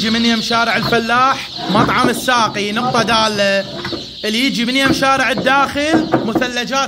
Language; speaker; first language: Arabic; native; Arabic